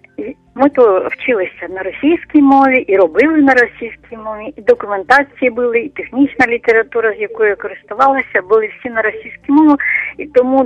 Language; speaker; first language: Ukrainian; non-native, local second language; Russian